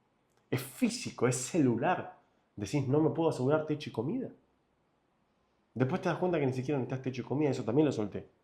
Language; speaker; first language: Spanish; native; Spanish